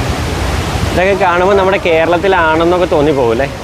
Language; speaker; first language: Malayalam; native; Malayalam